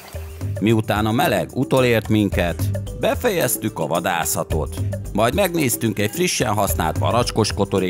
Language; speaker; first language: Hungarian; native; Hungarian